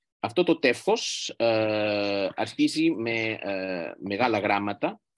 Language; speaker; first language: Greek; non-native, fluent; Catalan